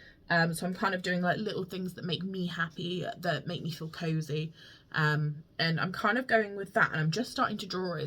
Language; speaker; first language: English; native; English